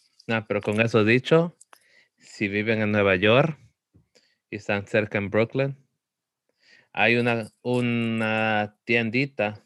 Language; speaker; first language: Spanish; early bilingual, heritage; Spanish